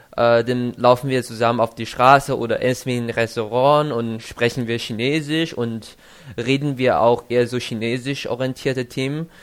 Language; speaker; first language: German; non-native, fluent; Chinese